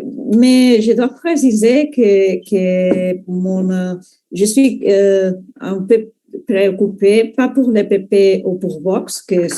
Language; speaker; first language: French; non-native, fluent; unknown